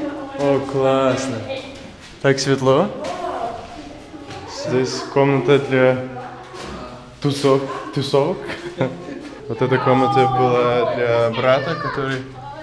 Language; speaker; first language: Russian; non-native, fluent; English